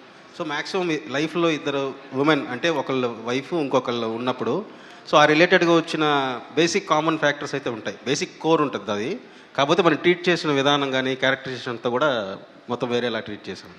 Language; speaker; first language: Telugu; native; Telugu